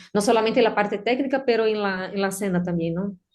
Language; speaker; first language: Spanish; non-native, learner; Portuguese